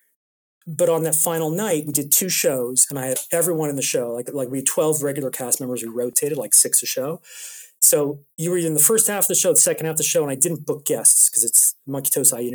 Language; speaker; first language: English; native; English